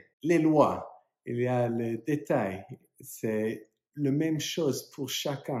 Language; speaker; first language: French; non-native, fluent; English